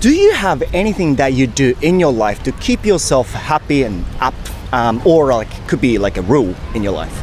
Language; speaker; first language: English; non-native, fluent; Japanese